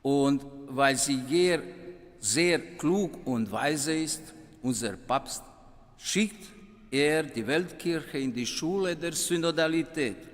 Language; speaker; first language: German; non-native, fluent; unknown